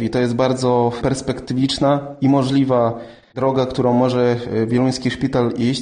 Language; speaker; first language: Polish; native; Polish